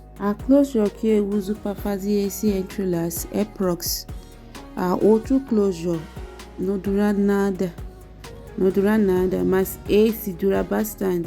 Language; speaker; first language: Portuguese; non-native, learner; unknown